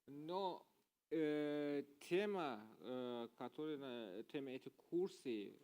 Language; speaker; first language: Russian; non-native, learner; Persian